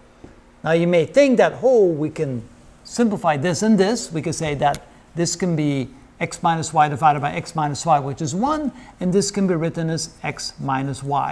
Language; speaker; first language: English; native; English